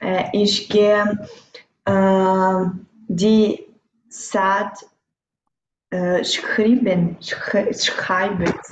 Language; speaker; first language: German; non-native, learner; Portuguese